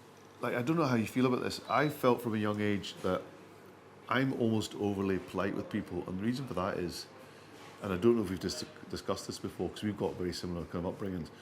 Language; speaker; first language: English; early bilingual, other home language; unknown